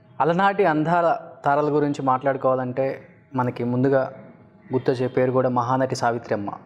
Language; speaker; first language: Telugu; native; Telugu